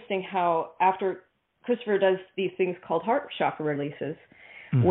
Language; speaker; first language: English; native; English